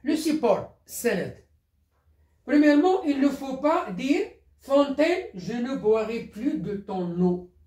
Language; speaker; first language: French; non-native, local second language; Arabic